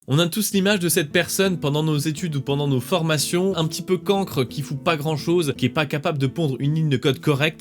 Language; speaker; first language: French; native; French